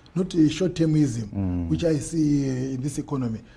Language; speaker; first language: English; non-native, local second language; Shona